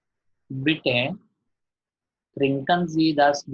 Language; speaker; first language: German; non-native, learner; Gujarati